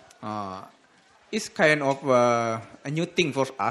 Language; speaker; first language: English; non-native, learner; Indonesian